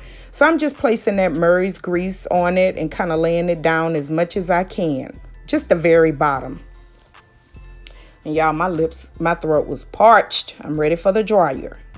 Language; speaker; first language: English; native; English